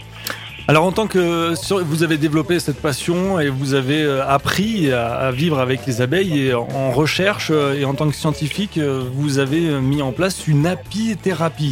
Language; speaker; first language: French; native; French